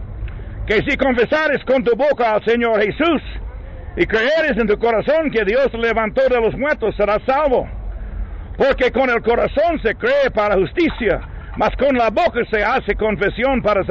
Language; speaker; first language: Spanish; non-native, learner; English